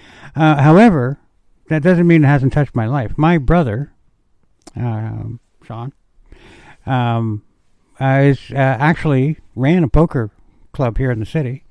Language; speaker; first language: English; native; English